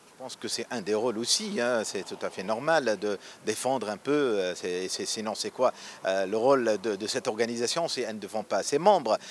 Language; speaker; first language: French; non-native, local second language; Arabic